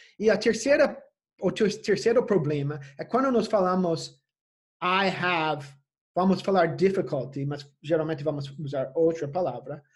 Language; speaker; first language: Portuguese; non-native, fluent; English